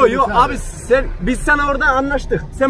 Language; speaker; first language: Turkish; native; Turkish